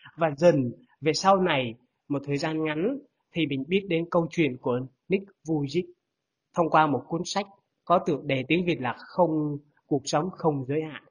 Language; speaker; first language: Vietnamese; non-native, local second language; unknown